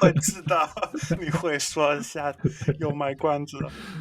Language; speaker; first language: Chinese; non-native, fluent; English